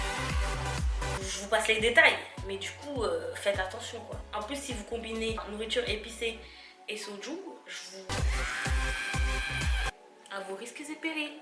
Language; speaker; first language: French; native; French